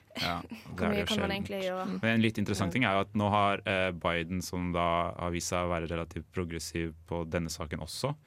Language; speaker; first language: Norwegian; native; Norwegian